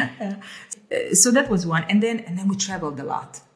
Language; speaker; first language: English; early bilingual, other home language; Hungarian